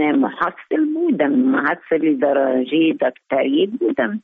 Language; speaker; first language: Persian; non-native, fluent; Arabic